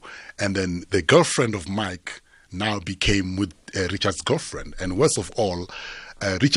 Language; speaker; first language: English; non-native, local second language; Tsonga